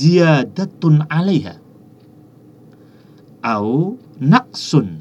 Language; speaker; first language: Arabic; non-native, fluent; Indonesian